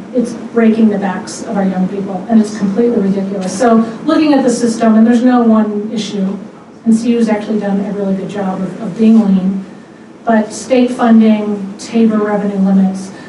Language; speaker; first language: English; native; English